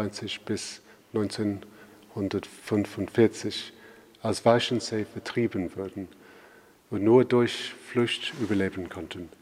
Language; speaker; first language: German; non-native, fluent; English